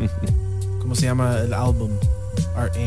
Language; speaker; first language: Spanish; non-native, learner; English